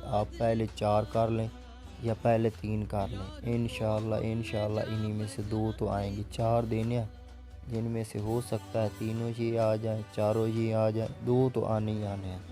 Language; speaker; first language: Urdu; non-native, local second language; Punjabi